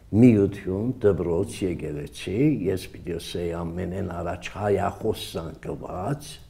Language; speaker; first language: Armenian; early bilingual, heritage; Armenian